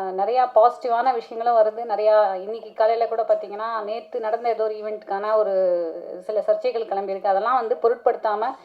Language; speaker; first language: Tamil; native; Tamil